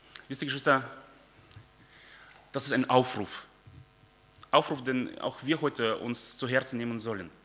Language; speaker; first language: German; early bilingual, other home language; Russian